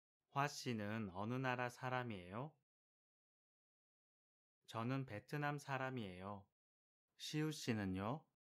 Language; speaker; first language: Korean; non-native, fluent; Vietnamese